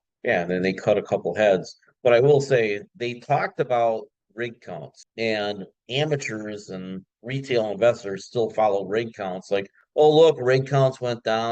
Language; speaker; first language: English; native; English